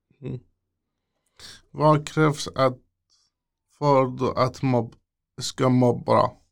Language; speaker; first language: Swedish; non-native, learner; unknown